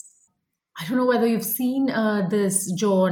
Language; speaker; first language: English; non-native, local second language; Malayalam